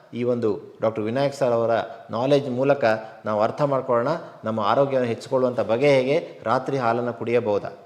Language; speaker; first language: Kannada; native; Kannada